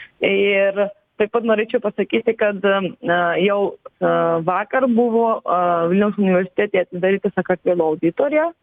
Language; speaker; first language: Lithuanian; non-native, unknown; Georgian